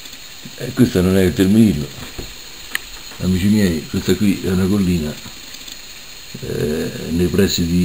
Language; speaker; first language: Italian; native; Italian